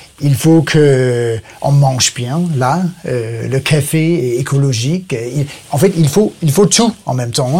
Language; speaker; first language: French; non-native, learner; Danish